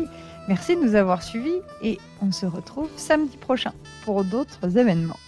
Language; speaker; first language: French; native; French